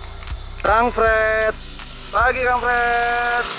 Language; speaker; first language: Indonesian; native; Indonesian